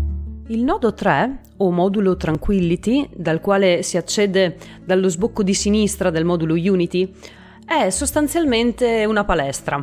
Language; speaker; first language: Italian; native; Italian